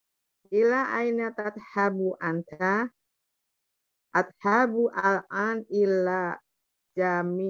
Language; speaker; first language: Arabic; non-native, learner; Indonesian